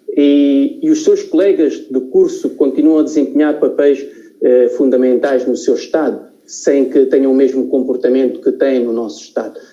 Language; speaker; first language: Portuguese; non-native, local second language; Upper Guinea Crioulo